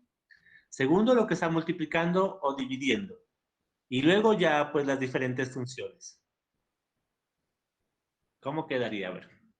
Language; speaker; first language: Spanish; native; Spanish